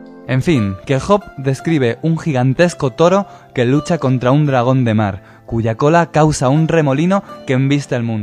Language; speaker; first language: Spanish; native; Spanish